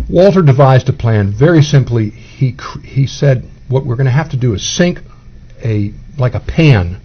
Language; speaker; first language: English; native; English